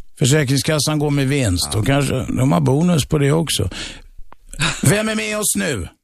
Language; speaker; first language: Swedish; native; Swedish